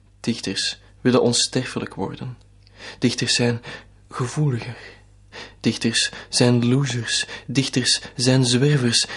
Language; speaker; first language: Dutch; native; Dutch